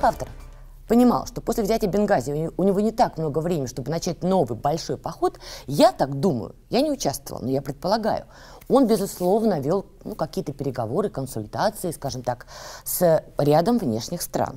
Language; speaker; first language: Russian; native; Russian